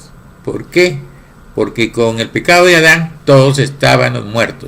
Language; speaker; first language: Spanish; native; Spanish